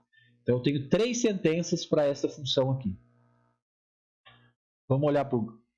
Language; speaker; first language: Portuguese; native; Portuguese